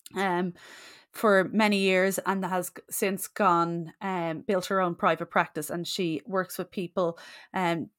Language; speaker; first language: English; native; English